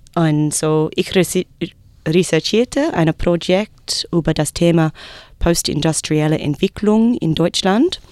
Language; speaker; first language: German; non-native, learner; English